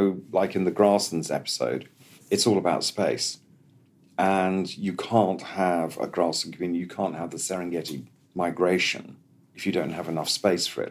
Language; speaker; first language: English; native; English